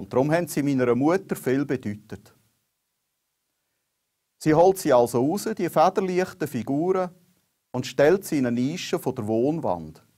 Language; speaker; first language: German; native; German